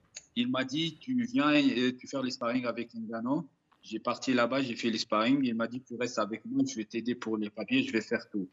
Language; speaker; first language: French; non-native, fluent; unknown